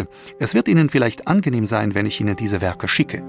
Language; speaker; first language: German; native; German